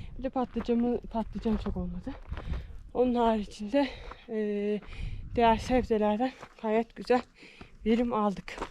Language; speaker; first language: Turkish; native; Turkish